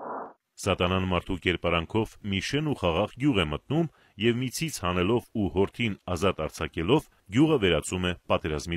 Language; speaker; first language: Armenian; native; Armenian